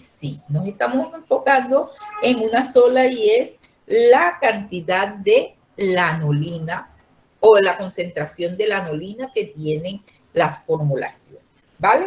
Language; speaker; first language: Spanish; native; Spanish